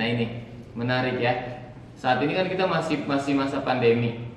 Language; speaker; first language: Indonesian; native; Indonesian